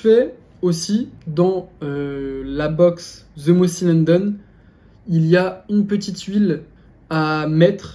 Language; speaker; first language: French; native; French